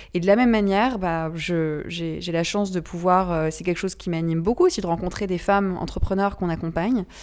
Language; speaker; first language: French; native; French